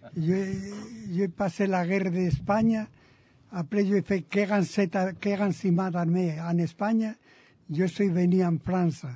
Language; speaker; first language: French; non-native, fluent; Spanish